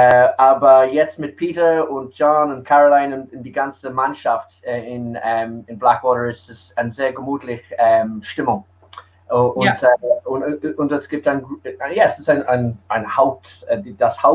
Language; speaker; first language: German; early bilingual, heritage; English